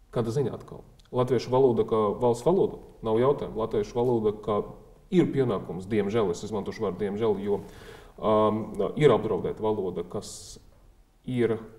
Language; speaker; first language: Latvian; non-native, local second language; Russian